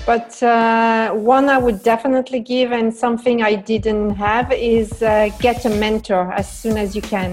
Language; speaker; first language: English; non-native, fluent; French